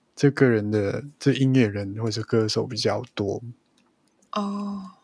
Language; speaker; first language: Chinese; non-native, local second language; Cantonese